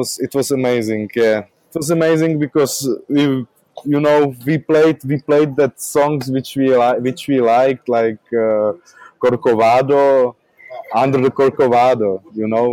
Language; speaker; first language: English; non-native, learner; Czech